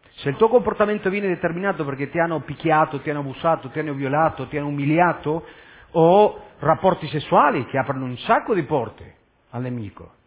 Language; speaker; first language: Italian; non-native, fluent; Spanish